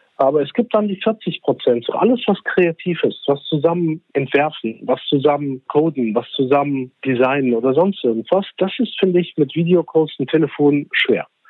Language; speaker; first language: German; early bilingual, other home language; Turkish